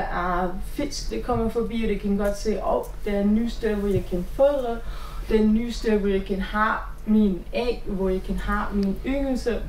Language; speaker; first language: Danish; non-native, fluent; German